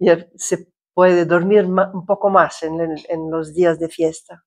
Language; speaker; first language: Spanish; non-native, fluent; Croatian